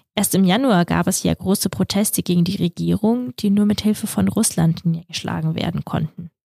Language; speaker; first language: German; early bilingual, other home language; Russian